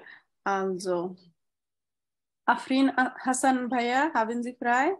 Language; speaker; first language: German; non-native, fluent; Bangla